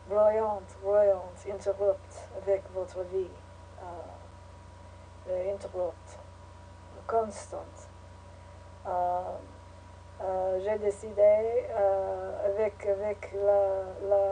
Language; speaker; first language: French; non-native, learner; English